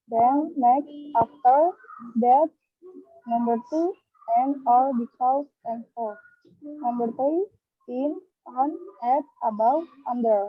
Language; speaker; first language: English; non-native, learner; Indonesian